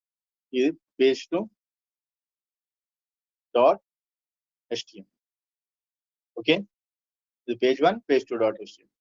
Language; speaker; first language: Telugu; native; Telugu